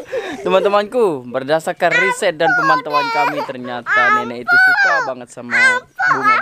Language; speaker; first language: Indonesian; native; Indonesian